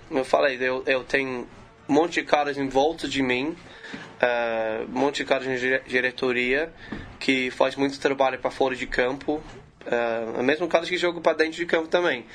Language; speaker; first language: Portuguese; non-native, learner; English